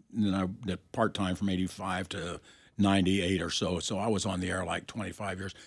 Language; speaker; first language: English; native; English